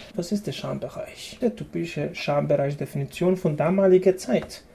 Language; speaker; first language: German; early bilingual, other home language; Bosnian